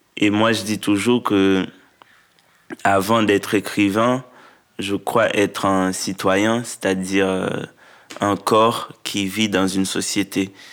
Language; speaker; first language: French; non-native, local second language; Haitian Creole